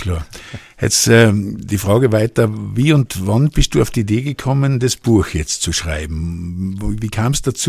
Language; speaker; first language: German; native; German